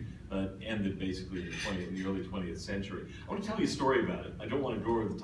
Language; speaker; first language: English; native; English